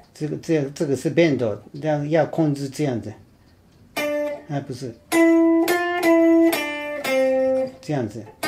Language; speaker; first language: Chinese; non-native, fluent; Japanese